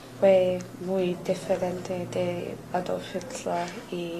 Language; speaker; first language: Spanish; non-native, learner; English